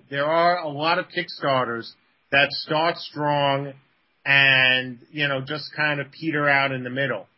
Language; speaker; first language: English; native; English